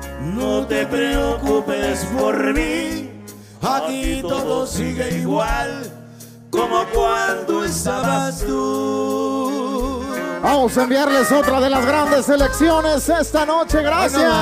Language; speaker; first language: Spanish; native; Spanish